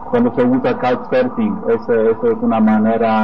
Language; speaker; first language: Spanish; non-native, fluent; Polish